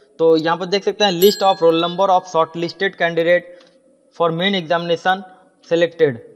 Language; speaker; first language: Hindi; non-native, local second language; Bangla